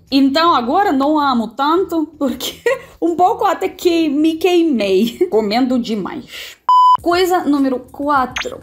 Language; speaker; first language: Portuguese; non-native, fluent; Russian